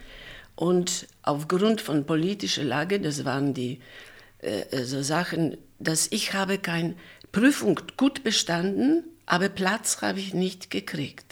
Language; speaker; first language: German; non-native, fluent; Polish